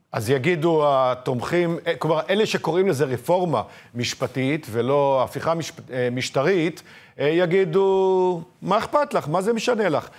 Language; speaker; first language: Hebrew; native; Hebrew